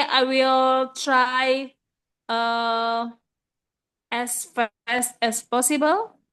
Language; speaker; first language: English; non-native, learner; Indonesian